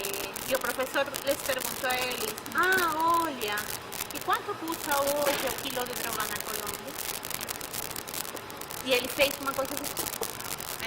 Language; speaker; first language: Portuguese; non-native, fluent; Spanish